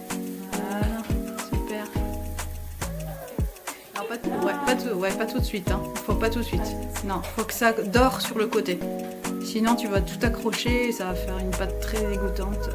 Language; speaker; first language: French; native; French